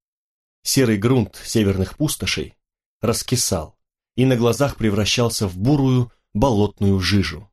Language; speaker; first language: Russian; native; Russian